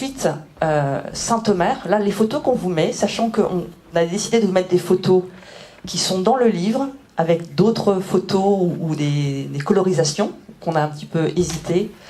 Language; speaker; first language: French; native; French